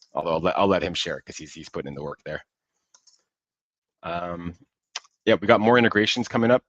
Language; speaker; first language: English; native; English